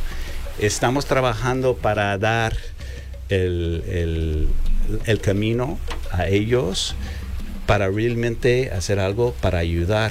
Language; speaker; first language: Spanish; non-native, learner; English